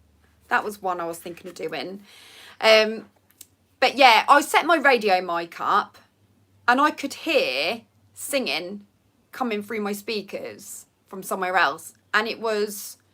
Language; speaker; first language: English; native; English